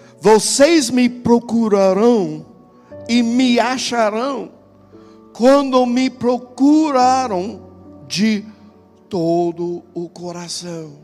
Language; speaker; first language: Portuguese; non-native, fluent; English